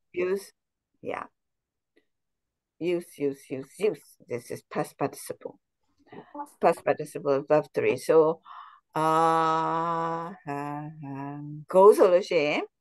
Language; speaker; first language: English; non-native, fluent; Burmese